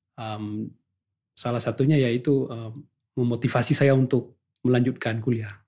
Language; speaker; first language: Indonesian; non-native, local second language; Achinese